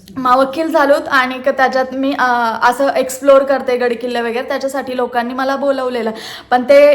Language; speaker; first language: Marathi; non-native, local second language; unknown